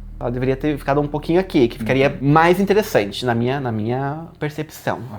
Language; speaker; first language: Portuguese; native; Portuguese